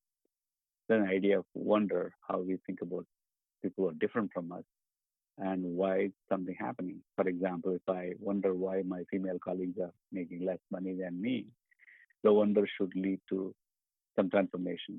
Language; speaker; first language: English; non-native, local second language; Tamil